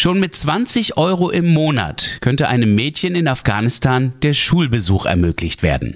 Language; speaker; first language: German; native; German